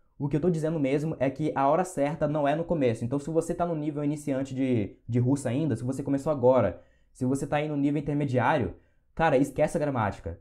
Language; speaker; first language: Portuguese; native; Portuguese